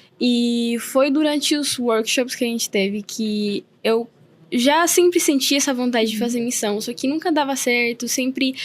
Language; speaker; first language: Portuguese; non-native, fluent; Spanish